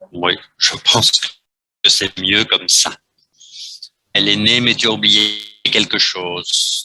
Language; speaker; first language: French; non-native, fluent; Vietnamese